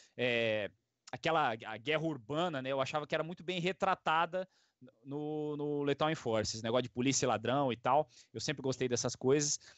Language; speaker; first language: Portuguese; native; Portuguese